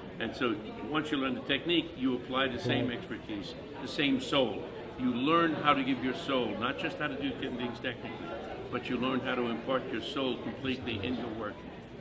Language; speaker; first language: English; early bilingual, other home language; Italian